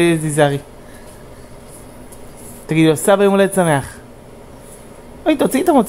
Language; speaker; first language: Hebrew; native; Hebrew